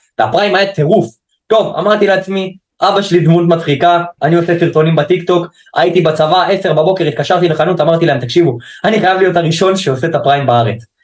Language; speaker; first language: Hebrew; native; Hebrew